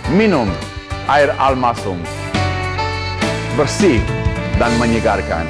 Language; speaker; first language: Indonesian; non-native, fluent; English